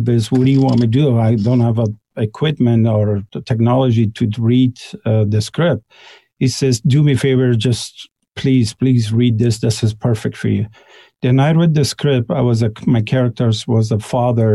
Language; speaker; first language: English; non-native, fluent; Persian